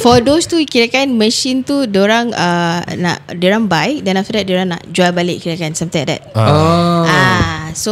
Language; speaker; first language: English; non-native, local second language; Malay